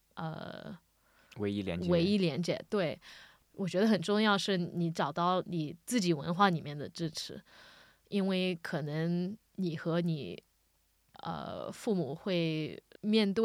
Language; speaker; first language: Chinese; early bilingual, heritage; Wu Chinese